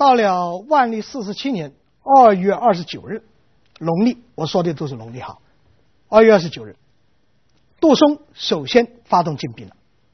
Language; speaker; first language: Chinese; native; Chinese